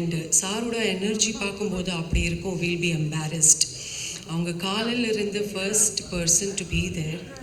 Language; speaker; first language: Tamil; non-native, local second language; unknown